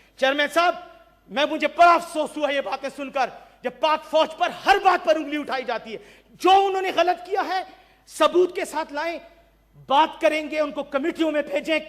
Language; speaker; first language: Urdu; non-native, local second language; Pashto